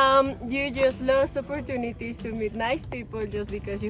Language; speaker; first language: English; non-native, fluent; Spanish